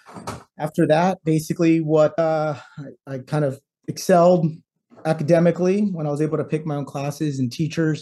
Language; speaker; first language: English; native; English